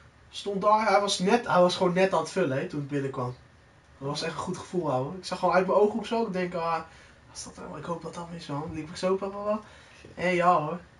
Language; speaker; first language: Dutch; native; Dutch